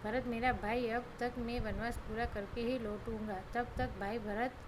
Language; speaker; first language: Hindi; non-native, local second language; Gujarati